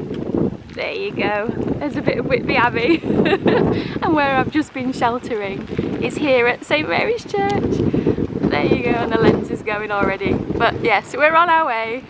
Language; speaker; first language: English; native; English